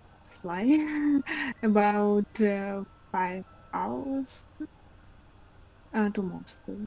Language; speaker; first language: English; non-native, learner; Russian